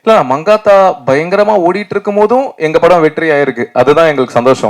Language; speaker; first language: Tamil; native; Tamil